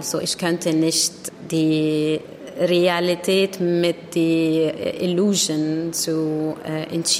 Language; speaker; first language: German; non-native, learner; Arabic